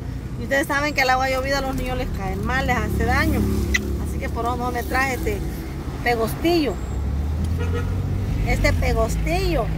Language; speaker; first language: Spanish; native; Spanish